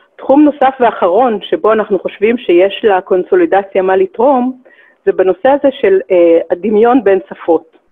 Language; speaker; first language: Hebrew; native; Hebrew